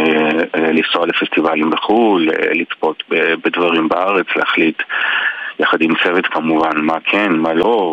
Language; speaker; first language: Hebrew; native; Hebrew